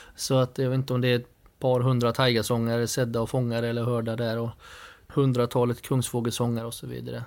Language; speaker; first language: Swedish; native; Swedish